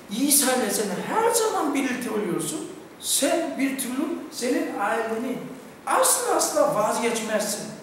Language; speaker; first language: Turkish; non-native, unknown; Korean